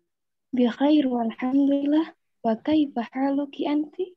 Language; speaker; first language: Arabic; non-native, learner; Indonesian